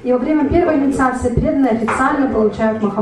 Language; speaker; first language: Russian; native; Russian